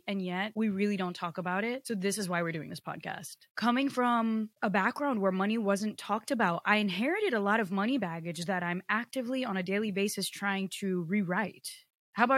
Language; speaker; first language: English; early bilingual, other home language; Portuguese